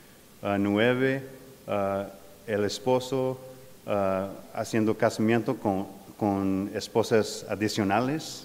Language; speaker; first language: Spanish; non-native, fluent; English